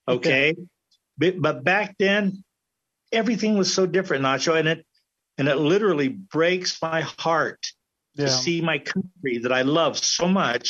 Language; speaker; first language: English; native; English